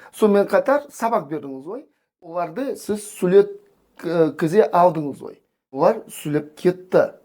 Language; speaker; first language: Kazakh; non-native, local second language; Russian